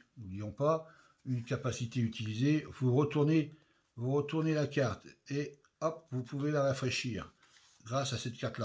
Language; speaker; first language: French; native; French